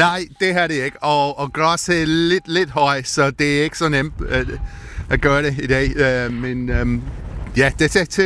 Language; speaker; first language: Danish; non-native, learner; English